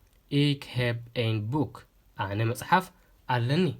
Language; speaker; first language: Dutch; non-native, fluent; Tigrinya